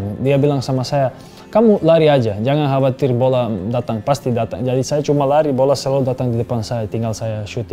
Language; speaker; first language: Indonesian; non-native, fluent; Serbian